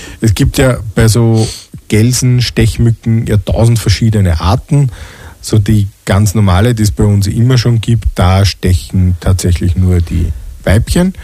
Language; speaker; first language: German; native; German